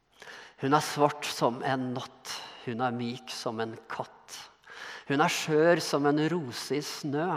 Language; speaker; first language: Norwegian; native; Norwegian